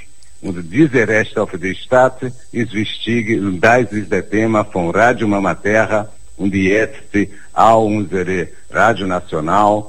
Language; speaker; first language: German; non-native, fluent; Portuguese